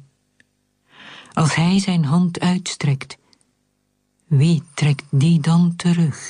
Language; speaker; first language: Dutch; native; Dutch